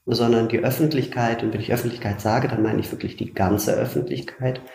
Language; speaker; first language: German; native; German